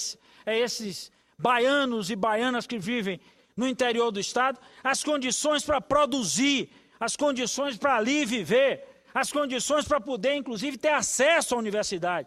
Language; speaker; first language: Portuguese; native; Portuguese